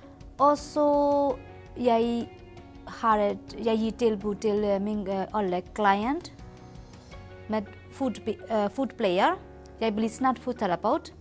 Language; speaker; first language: Norwegian; non-native, learner; Burmese